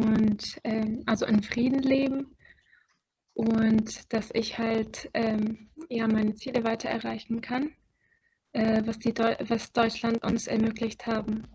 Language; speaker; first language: German; non-native, fluent; Arabic